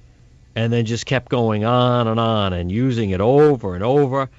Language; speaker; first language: English; native; English